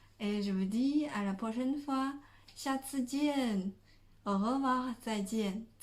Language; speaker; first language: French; non-native, fluent; Chinese